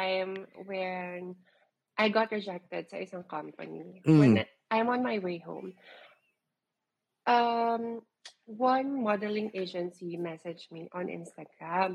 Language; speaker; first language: English; non-native, local second language; Filipino